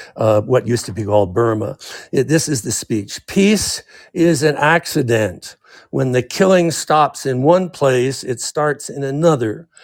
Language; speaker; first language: English; native; English